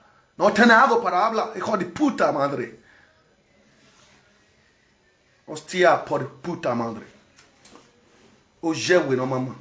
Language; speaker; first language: Spanish; non-native, learner; Bini